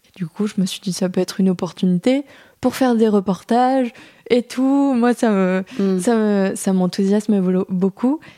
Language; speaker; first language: French; native; French